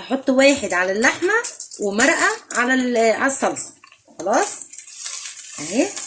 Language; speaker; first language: Arabic; native; Arabic